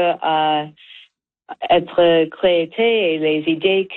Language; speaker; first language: French; non-native, learner; English